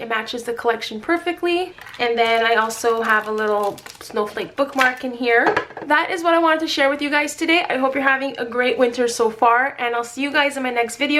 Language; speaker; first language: English; native; English